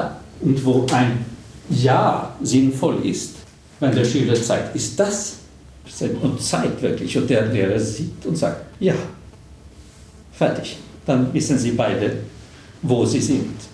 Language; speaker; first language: German; non-native, fluent; Swedish